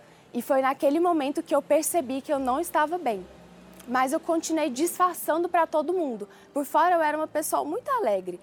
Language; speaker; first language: Portuguese; early bilingual, other home language; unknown